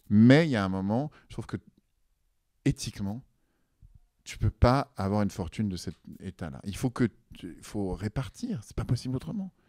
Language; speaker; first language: French; native; French